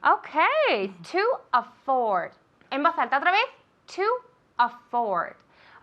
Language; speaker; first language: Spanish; non-native, fluent; English